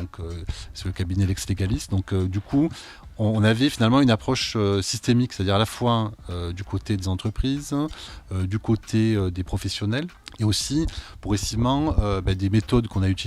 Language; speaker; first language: French; native; French